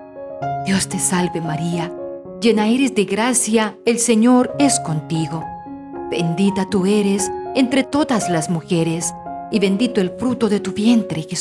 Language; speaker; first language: Spanish; native; Spanish